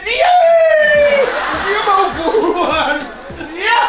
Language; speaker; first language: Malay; non-native, fluent; Japanese